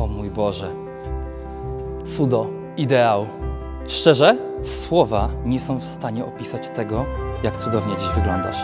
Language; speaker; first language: Polish; native; Polish